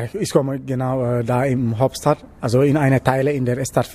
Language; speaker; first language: German; non-native, learner; Wolof